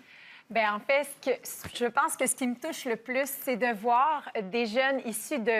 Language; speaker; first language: French; native; French